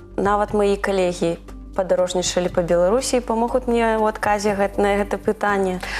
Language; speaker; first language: Belarusian; non-native, local second language; Russian